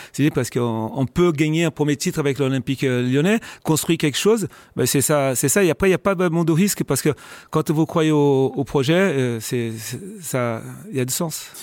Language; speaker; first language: French; non-native, fluent; Portuguese